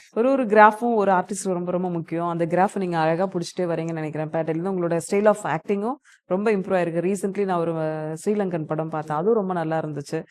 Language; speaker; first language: Tamil; native; Tamil